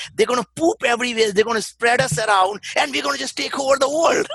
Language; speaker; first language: English; non-native, local second language; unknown